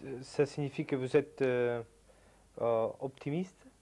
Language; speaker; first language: French; non-native, fluent; Italian